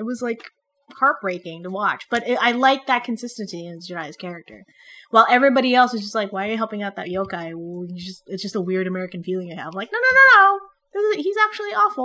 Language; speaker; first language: English; non-native, local second language; Filipino